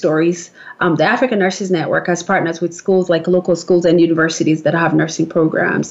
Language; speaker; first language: English; non-native, local second language; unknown